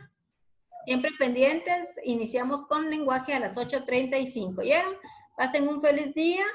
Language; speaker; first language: Spanish; native; Spanish